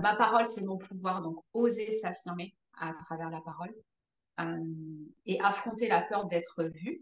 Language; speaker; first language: French; native; French